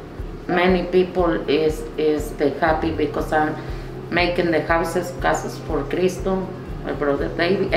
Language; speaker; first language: English; non-native, learner; Spanish